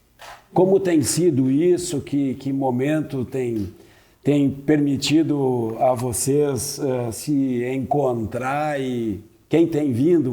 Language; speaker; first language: Portuguese; native; Portuguese